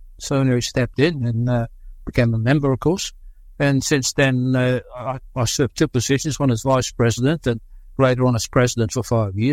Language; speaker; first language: English; early bilingual, other home language; Dutch